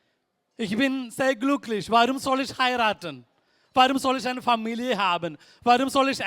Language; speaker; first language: German; non-native, fluent; Malayalam